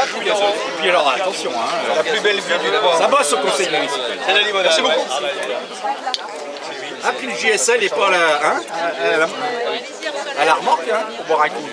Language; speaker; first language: French; native; French